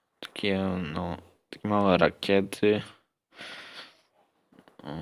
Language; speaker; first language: Polish; native; Polish